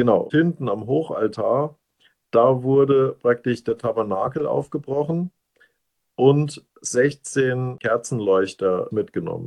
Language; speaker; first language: German; native; German